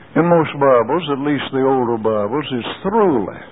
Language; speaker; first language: English; native; English